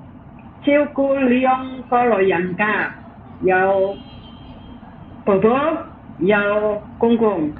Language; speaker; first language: Cantonese; non-native, learner; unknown